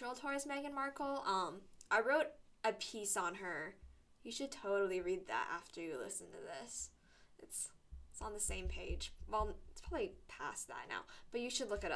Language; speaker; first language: English; native; English